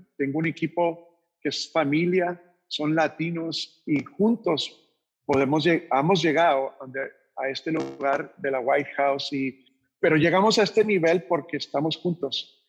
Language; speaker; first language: Spanish; native; Spanish